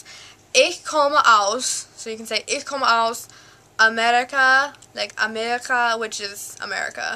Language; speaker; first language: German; non-native, learner; English